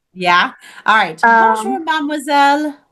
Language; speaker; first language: French; non-native, fluent; English